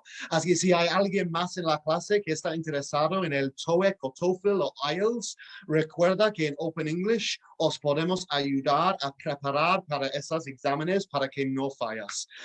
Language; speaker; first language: Spanish; non-native, fluent; English